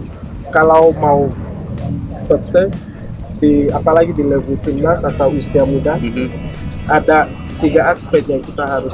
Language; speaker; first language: Indonesian; non-native, fluent; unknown